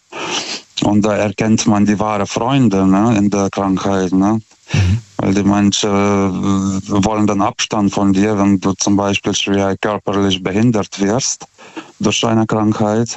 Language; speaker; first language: German; non-native, fluent; Lithuanian